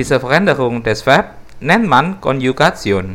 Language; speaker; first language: German; non-native, fluent; Indonesian